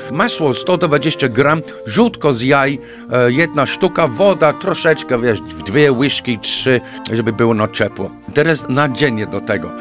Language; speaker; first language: Polish; non-native, fluent; English